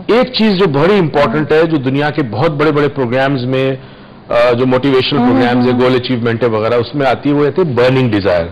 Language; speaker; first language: Urdu; native; Urdu